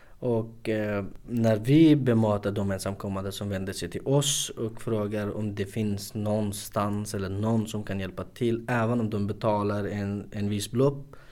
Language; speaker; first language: Swedish; non-native, fluent; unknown